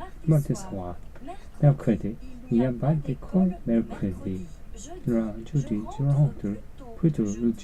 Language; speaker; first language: French; non-native, learner; Japanese